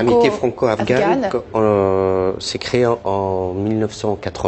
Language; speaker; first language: French; non-native, fluent; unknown